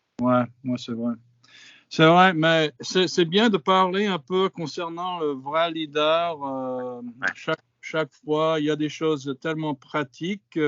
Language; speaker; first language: French; non-native, fluent; English